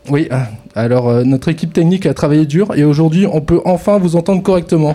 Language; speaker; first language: French; native; French